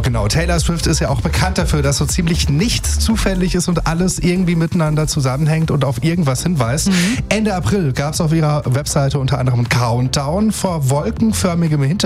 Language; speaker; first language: German; native; German